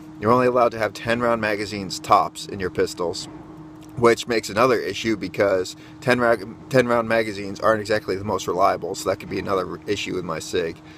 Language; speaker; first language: English; native; English